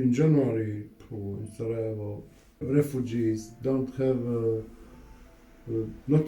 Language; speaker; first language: English; non-native, learner; Arabic